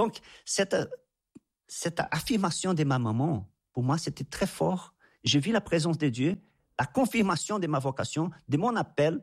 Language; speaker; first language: French; non-native, fluent; Portuguese